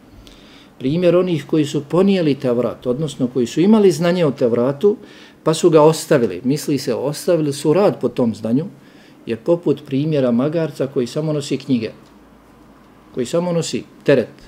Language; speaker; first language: Serbian; native; Serbian